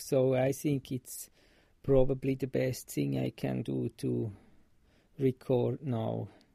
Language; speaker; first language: English; non-native, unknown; Swiss German